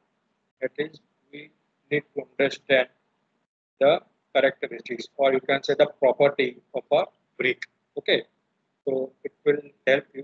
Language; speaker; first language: English; non-native, local second language; Gujarati